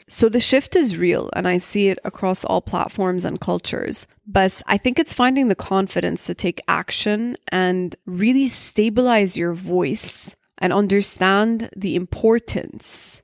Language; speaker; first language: English; early bilingual, other home language; Arabic